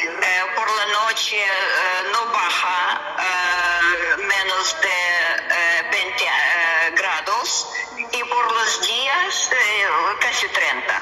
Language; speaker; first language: Spanish; non-native, learner; Russian